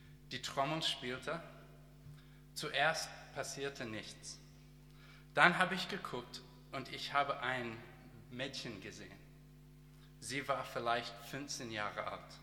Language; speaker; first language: German; non-native, learner; English